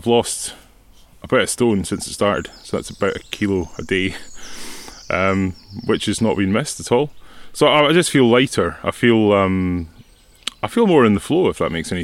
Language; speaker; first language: English; native; English